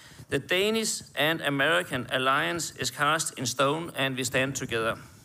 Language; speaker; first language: English; non-native, fluent; Danish